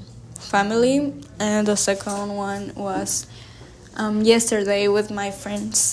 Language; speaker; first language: English; non-native, learner; Spanish